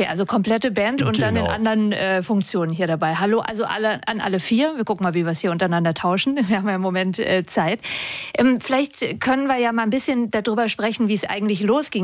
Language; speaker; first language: German; native; German